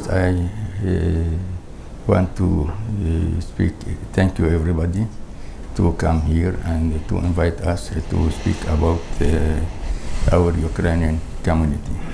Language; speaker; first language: English; non-native, learner; Crimean Tatar